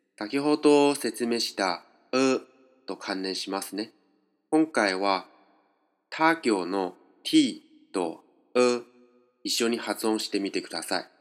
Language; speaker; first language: Japanese; non-native, fluent; Chinese